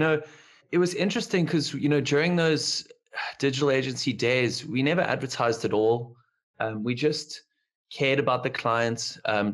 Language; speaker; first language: English; native; English